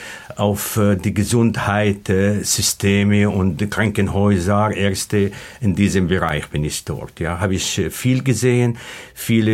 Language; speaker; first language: German; non-native, learner; Arabic